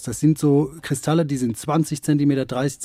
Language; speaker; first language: German; native; German